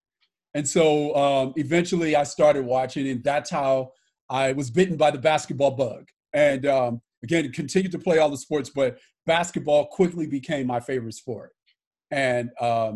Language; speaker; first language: English; native; English